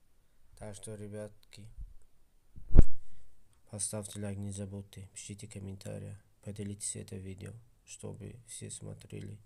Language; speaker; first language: Russian; non-native, fluent; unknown